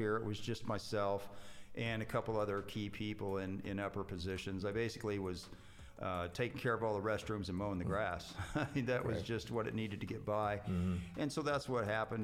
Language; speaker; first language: English; native; English